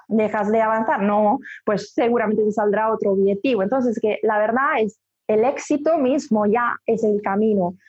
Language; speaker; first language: Spanish; non-native, fluent; Italian